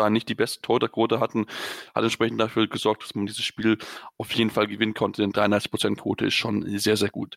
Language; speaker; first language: German; native; German